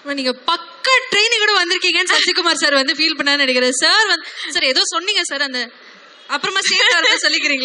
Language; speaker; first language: Tamil; native; Tamil